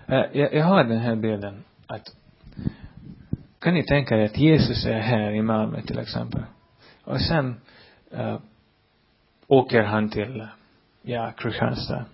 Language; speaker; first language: Swedish; non-native, fluent; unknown